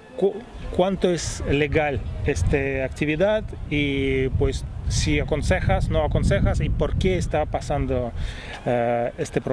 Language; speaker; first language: Spanish; non-native, fluent; Russian